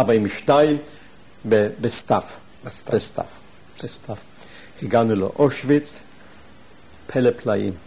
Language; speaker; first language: Hebrew; non-native, fluent; German